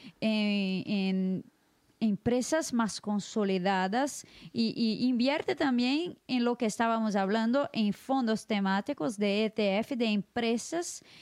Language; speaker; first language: Spanish; non-native, fluent; Portuguese